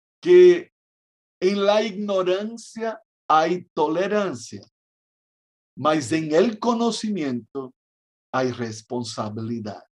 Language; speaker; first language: Spanish; non-native, fluent; Portuguese